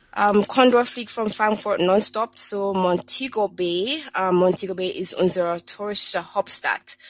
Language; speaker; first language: German; non-native, learner; English